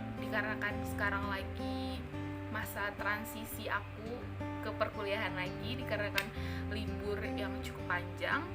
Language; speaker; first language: Indonesian; native; Indonesian